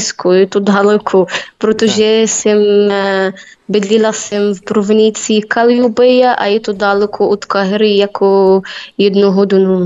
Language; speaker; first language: Czech; non-native, learner; Arabic